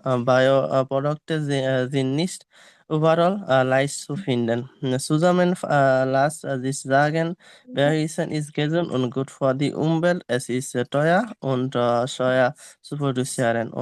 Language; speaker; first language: German; non-native, learner; Bangla